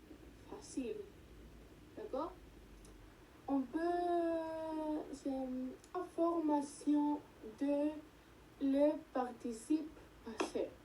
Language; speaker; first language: French; non-native, learner; Spanish